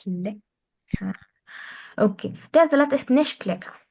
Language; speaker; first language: German; non-native, fluent; Arabic